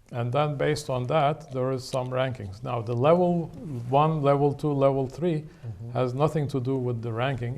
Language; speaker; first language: English; non-native, fluent; Turkish